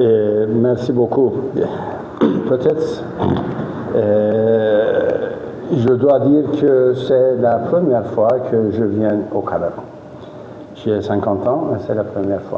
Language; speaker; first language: French; non-native, fluent; Turkish